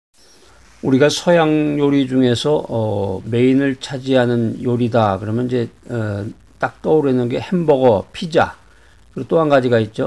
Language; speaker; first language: Korean; native; Korean